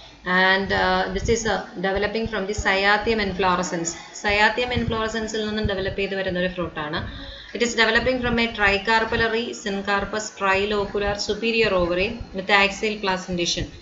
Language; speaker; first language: English; non-native, local second language; Malayalam